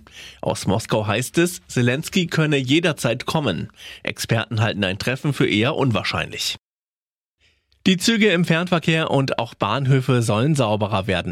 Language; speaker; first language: German; native; German